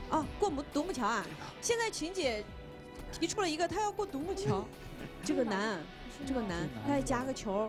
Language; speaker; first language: Chinese; native; Chinese